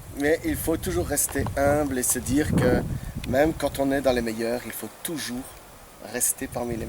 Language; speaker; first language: French; native; French